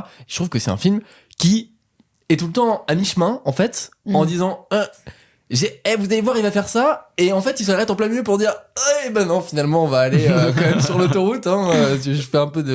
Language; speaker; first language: French; native; French